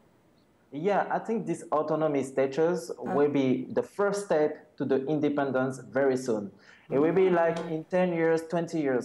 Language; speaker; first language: English; non-native, fluent; French